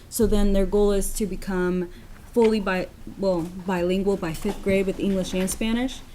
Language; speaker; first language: English; non-native, fluent; Spanish